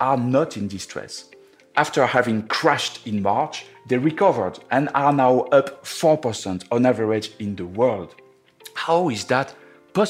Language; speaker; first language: English; non-native, fluent; French